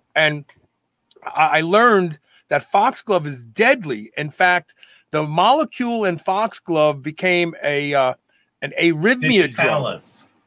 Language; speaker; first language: English; native; English